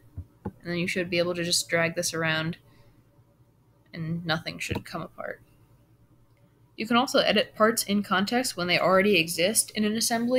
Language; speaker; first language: English; native; English